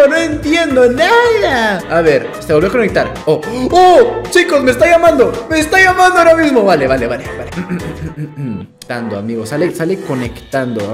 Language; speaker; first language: Spanish; native; Spanish